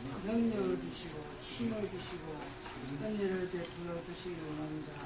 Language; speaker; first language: Korean; native; Korean